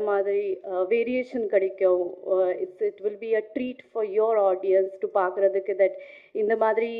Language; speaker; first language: Tamil; non-native, fluent; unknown